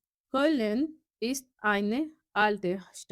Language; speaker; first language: German; non-native, fluent; Urdu